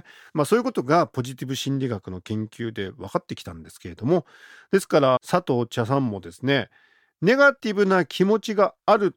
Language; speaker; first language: Japanese; native; Japanese